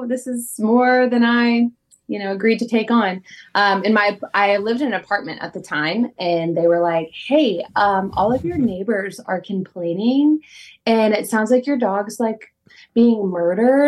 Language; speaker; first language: English; native; English